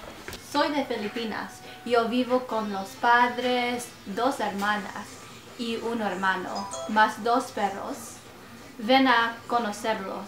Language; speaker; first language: Spanish; non-native, learner; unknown